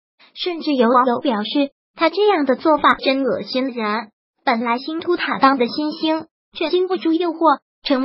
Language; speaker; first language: Chinese; native; Chinese